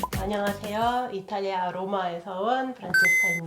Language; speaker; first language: Korean; non-native, fluent; Italian